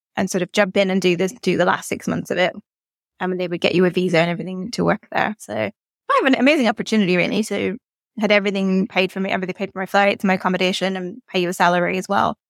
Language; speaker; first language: English; native; English